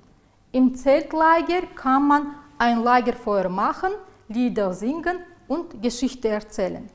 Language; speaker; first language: German; non-native, fluent; Uzbek